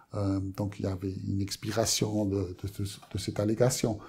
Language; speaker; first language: French; native; French